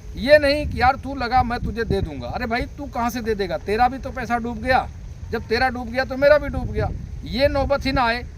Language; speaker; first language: Hindi; native; Hindi